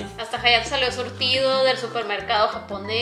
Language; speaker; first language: Spanish; native; Spanish